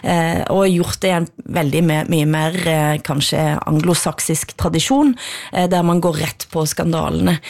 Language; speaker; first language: Norwegian; native; Norwegian